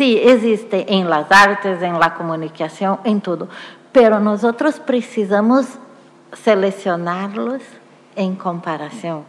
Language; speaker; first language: Spanish; non-native, fluent; Portuguese